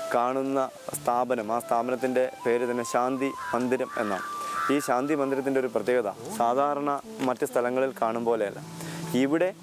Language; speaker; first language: Malayalam; native; Malayalam